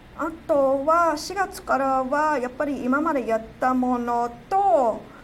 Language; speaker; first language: Japanese; non-native, fluent; Cantonese